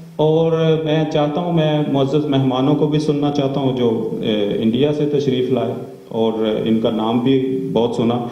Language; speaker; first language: Urdu; non-native, local second language; Punjabi